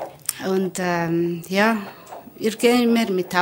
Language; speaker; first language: German; non-native, learner; Bosnian